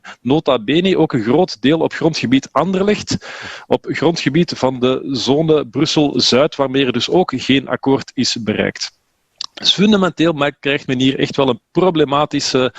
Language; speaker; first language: Dutch; native; Dutch